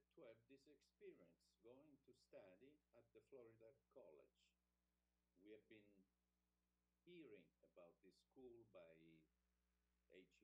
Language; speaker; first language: English; non-native, fluent; Italian